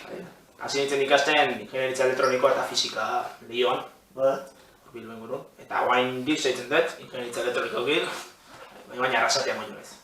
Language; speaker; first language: Basque; native; Basque